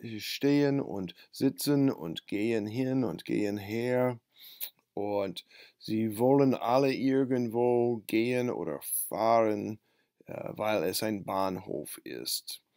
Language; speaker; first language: German; non-native, fluent; English